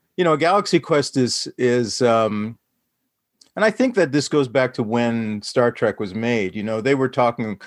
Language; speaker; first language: English; native; English